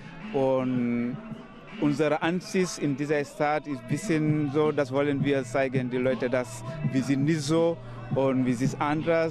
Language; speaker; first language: German; non-native, learner; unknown